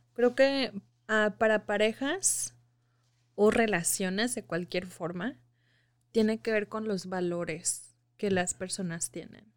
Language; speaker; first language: Spanish; early bilingual, heritage; Spanish